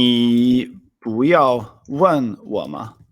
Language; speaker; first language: Chinese; non-native, fluent; Swedish